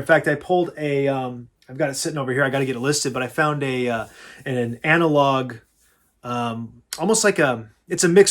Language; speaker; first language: English; native; English